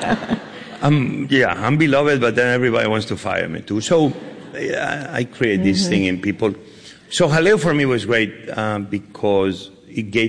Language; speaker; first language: English; non-native, fluent; Spanish